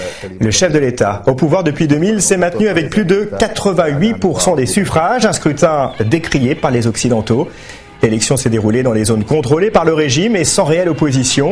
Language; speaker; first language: French; native; French